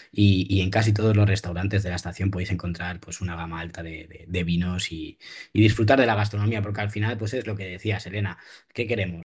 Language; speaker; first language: Spanish; native; Spanish